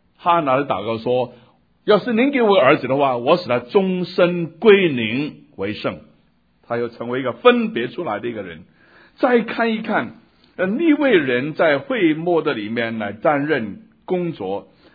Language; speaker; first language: Chinese; non-native, local second language; Cantonese